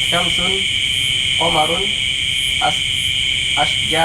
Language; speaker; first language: Arabic; non-native, learner; Indonesian